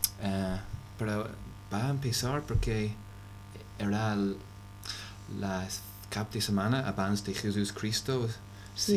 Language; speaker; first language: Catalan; non-native, learner; English